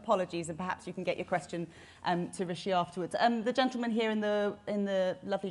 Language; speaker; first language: English; native; English